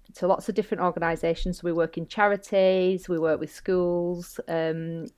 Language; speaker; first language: English; native; English